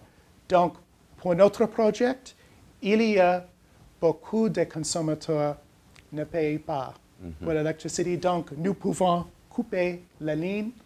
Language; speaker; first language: French; non-native, learner; English